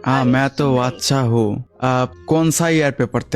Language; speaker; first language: Hindi; non-native, learner; Bangla